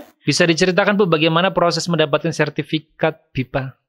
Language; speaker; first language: Indonesian; native; Indonesian